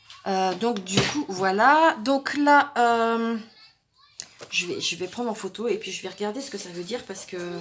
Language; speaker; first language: French; native; French